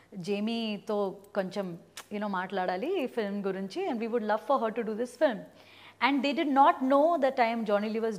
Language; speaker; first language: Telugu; early bilingual, heritage; Telugu